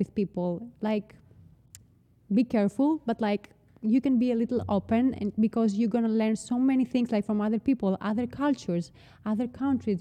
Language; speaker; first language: English; non-native, fluent; Greek